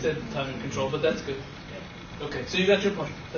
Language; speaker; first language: English; native; English